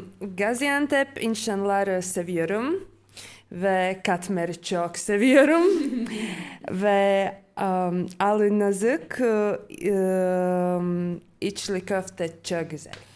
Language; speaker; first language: Turkish; non-native, learner; Latvian